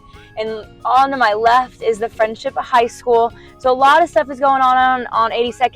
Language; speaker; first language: English; native; English